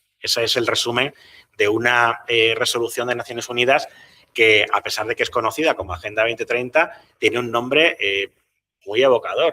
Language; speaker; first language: Spanish; native; Spanish